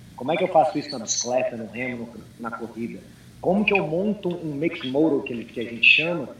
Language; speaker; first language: Portuguese; early bilingual, heritage; English